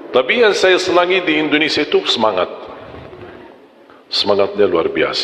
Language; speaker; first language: Indonesian; non-native, fluent; Arabic